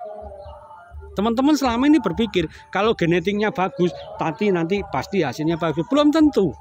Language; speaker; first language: Indonesian; native; Indonesian